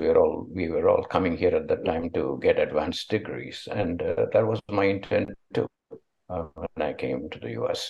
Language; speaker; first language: English; non-native, local second language; Kannada